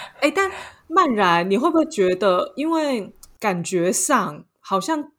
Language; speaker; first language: Chinese; native; Chinese